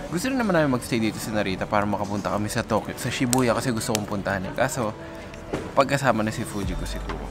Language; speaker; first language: Filipino; native; Filipino